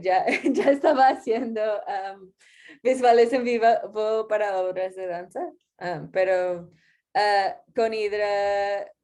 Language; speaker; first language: Spanish; non-native, fluent; English